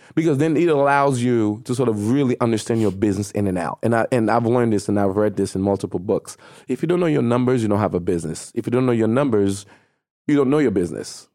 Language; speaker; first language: English; non-native, fluent; Haitian Creole